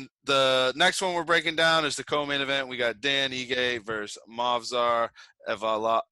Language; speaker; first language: English; native; English